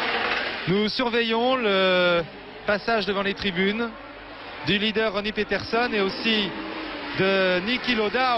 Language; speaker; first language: French; native; French